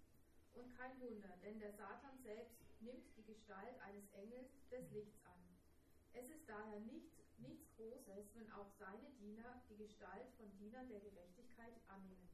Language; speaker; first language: German; native; German